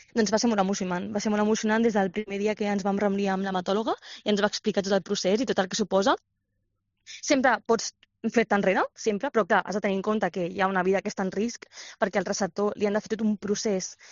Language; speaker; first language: Catalan; native; Catalan